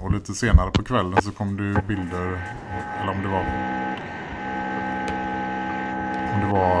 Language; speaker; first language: Swedish; native; Swedish